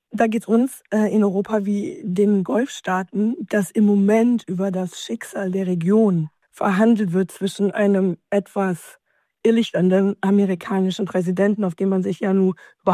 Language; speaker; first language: German; native; German